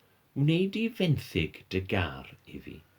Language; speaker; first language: Welsh; non-native, fluent; English